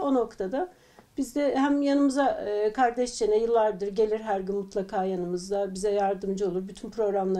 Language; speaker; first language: Turkish; native; Turkish